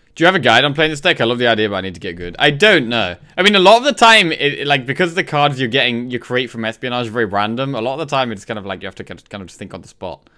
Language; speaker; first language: English; native; English